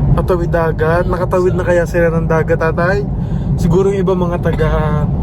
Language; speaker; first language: Filipino; native; Filipino